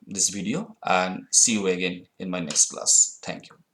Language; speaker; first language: English; non-native, local second language; Bangla